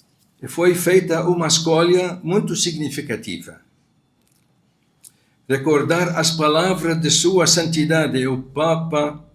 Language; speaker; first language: Portuguese; non-native, fluent; Arabic